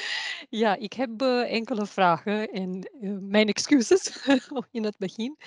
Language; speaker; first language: Dutch; non-native, learner; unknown